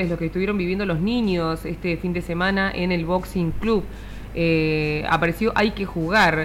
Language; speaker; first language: Spanish; native; Spanish